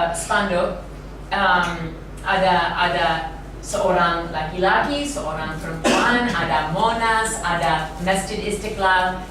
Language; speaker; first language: Indonesian; non-native, fluent; English